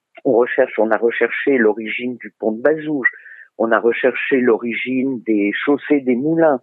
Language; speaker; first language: French; native; French